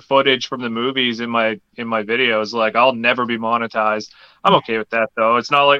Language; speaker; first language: English; native; English